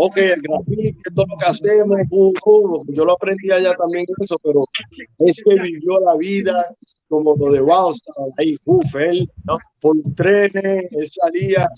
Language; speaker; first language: Spanish; early bilingual, heritage; Spanish